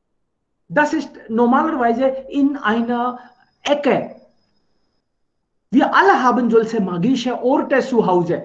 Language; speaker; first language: German; non-native, fluent; Hindi